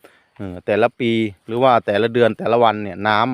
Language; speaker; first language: Thai; non-native, local second language; Northeastern Thai